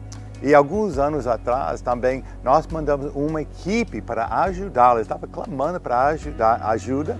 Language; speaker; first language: Portuguese; non-native, fluent; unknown